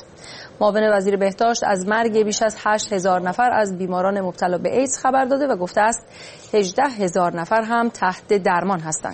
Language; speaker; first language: Persian; native; Persian